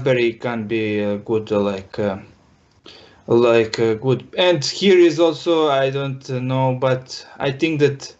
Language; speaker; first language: English; non-native, learner; Serbian